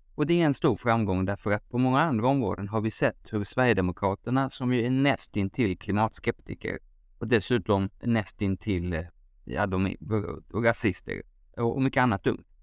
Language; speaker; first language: Swedish; native; Swedish